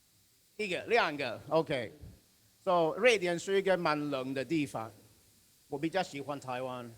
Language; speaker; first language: Chinese; non-native, fluent; Swedish